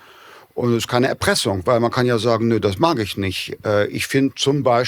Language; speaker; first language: German; native; German